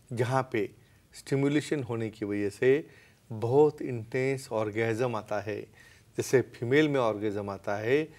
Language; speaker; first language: Hindi; non-native, local second language; Marathi